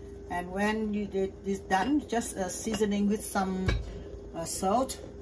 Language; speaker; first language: English; non-native, learner; Vietnamese